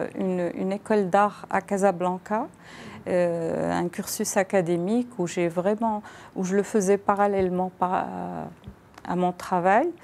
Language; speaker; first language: French; non-native, local second language; Arabic